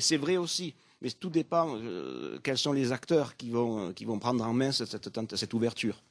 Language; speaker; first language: French; native; French